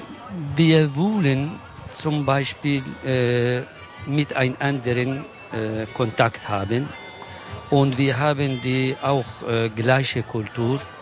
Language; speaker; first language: German; non-native, local second language; Kurdish